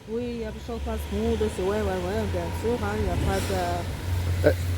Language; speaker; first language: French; non-native, learner; Russian